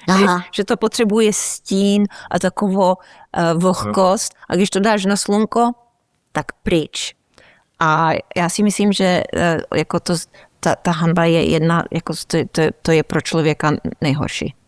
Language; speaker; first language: Czech; early bilingual, heritage; Czech